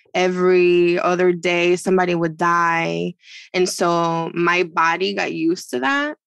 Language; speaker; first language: English; non-native, fluent; Spanish